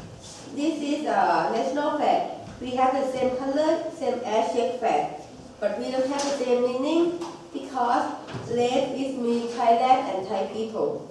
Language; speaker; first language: English; non-native, local second language; Thai